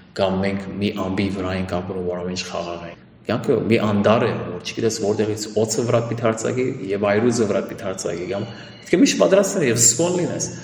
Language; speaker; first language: Armenian; early bilingual, heritage; Armenian